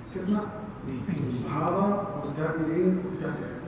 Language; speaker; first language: Urdu; non-native, learner; Arabic